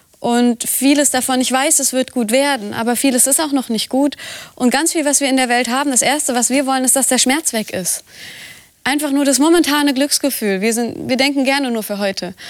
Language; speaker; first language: German; native; German